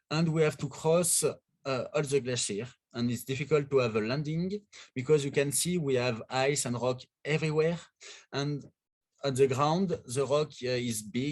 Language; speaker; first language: English; non-native, learner; French